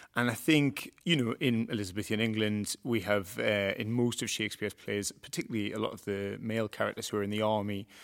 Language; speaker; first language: English; native; English